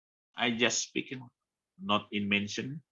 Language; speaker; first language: English; non-native, learner; Indonesian